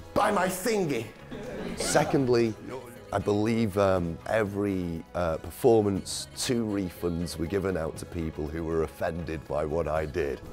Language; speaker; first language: English; native; English